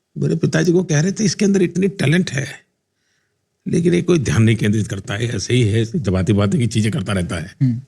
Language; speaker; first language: Hindi; non-native, local second language; Gujarati